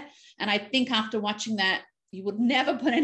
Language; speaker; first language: English; native; English